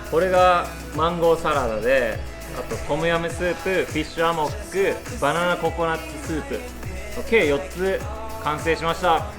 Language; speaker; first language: Japanese; native; Japanese